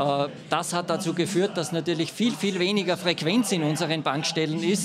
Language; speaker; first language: German; native; German